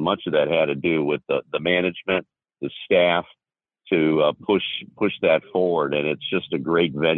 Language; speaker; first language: English; native; English